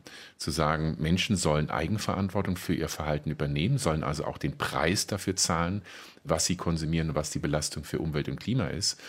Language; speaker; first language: German; native; German